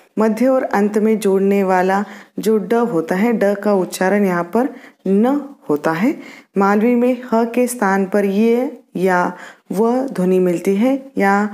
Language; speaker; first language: Hindi; non-native, local second language; Marathi